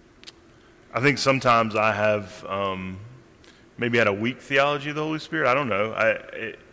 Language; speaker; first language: English; native; English